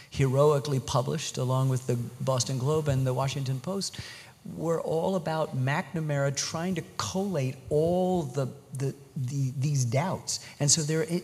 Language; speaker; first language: English; native; English